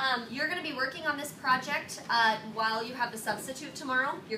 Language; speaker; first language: English; native; English